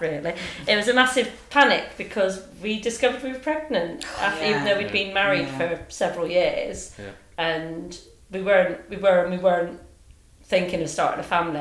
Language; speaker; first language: English; native; English